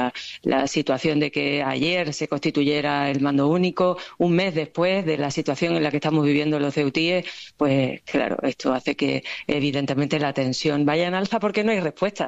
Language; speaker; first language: Spanish; native; Spanish